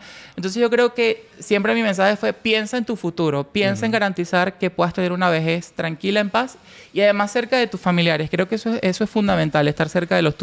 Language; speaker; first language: Spanish; native; Spanish